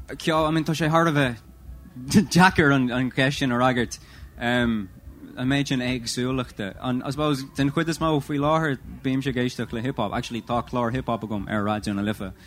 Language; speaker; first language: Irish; non-native, local second language; English